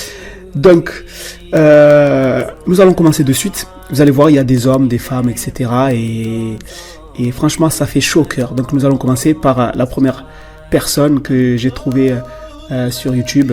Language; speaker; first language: French; native; French